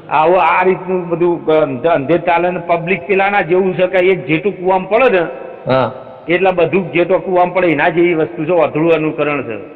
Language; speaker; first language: Gujarati; native; Gujarati